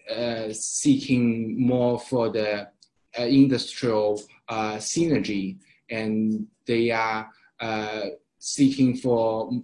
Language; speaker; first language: English; non-native, fluent; Chinese